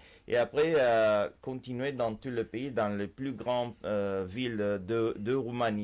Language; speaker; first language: French; non-native, fluent; Romanian